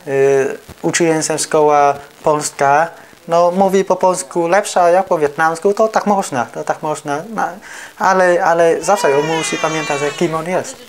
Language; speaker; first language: Polish; non-native, learner; Vietnamese